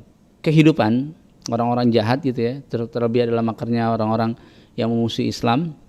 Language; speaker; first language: Indonesian; native; Indonesian